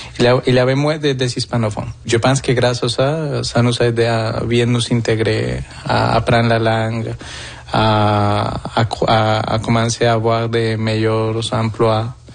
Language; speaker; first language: French; non-native, fluent; Spanish